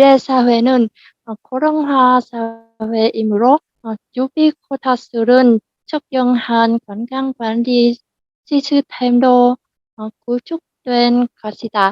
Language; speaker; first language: Korean; non-native, learner; Vietnamese